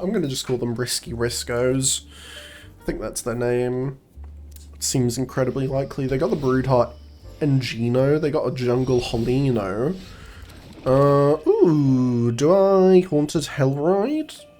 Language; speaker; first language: English; native; English